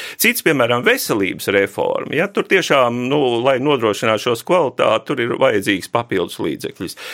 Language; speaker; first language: Latvian; native; Latvian